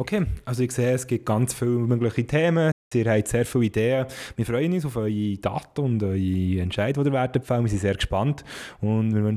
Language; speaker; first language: German; native; German